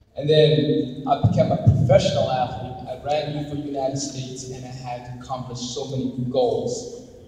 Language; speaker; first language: English; non-native, fluent; Somali